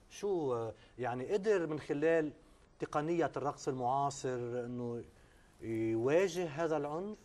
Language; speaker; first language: Arabic; native; Arabic